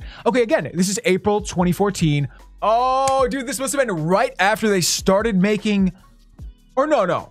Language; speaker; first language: English; native; English